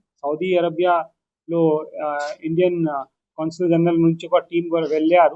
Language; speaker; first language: Telugu; non-native, local second language; Urdu